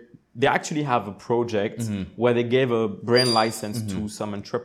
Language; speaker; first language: English; non-native, fluent; French